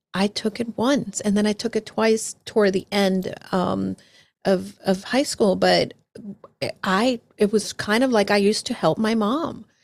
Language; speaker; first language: English; early bilingual, other home language; Spanish